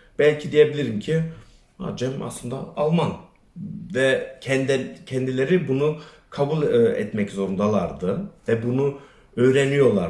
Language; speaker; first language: Turkish; early bilingual, other home language; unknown